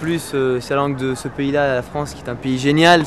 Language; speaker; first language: French; non-native, fluent; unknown